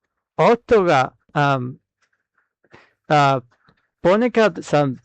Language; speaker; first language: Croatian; non-native, learner; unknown